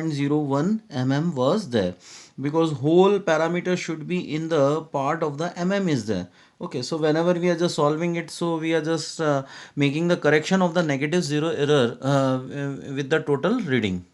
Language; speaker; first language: English; non-native, local second language; Hindi